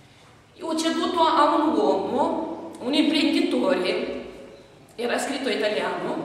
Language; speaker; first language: Italian; non-native, fluent; Romanian